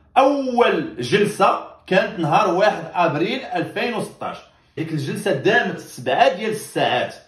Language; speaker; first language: French; non-native, local second language; Arabic